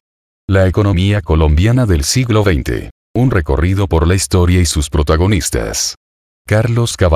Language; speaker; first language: Spanish; native; Spanish